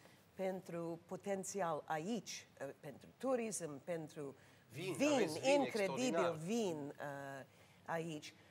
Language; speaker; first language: Romanian; non-native, learner; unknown